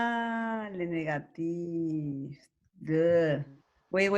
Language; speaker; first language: French; non-native, learner; Spanish